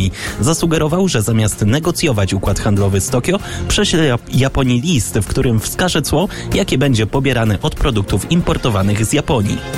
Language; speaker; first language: Polish; native; Polish